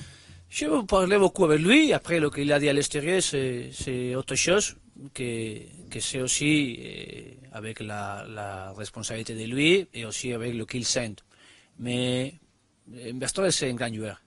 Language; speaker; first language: French; non-native, learner; Spanish